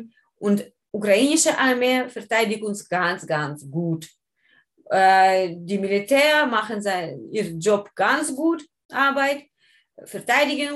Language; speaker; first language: German; non-native, learner; Ukrainian